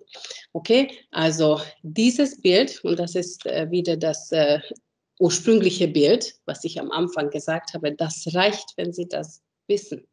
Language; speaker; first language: German; non-native, fluent; Hungarian